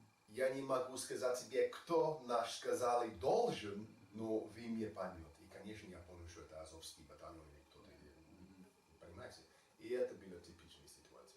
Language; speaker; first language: Russian; non-native, learner; English